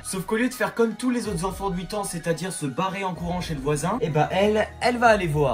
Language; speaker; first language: French; native; French